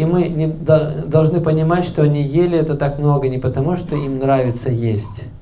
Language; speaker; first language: Russian; native; Russian